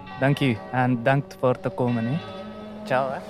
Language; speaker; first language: Dutch; non-native, learner; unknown